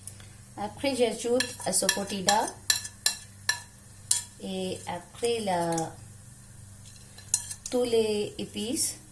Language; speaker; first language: French; non-native, learner; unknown